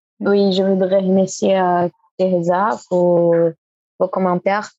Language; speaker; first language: French; non-native, fluent; Portuguese